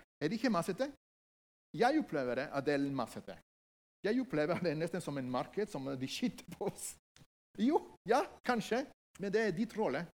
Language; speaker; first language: Norwegian; non-native, fluent; Spanish